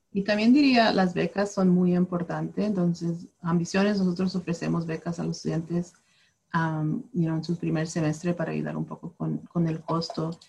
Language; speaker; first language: Spanish; early bilingual, heritage; Spanish